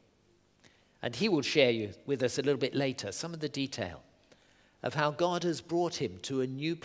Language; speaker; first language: English; native; English